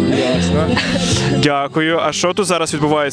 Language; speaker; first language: Ukrainian; native; Ukrainian